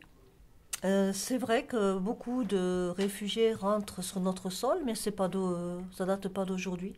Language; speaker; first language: French; native; French